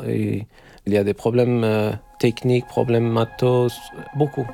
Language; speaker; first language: French; non-native, learner; Turkish